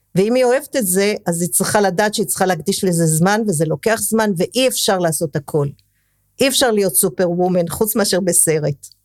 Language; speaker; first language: Hebrew; early bilingual, other home language; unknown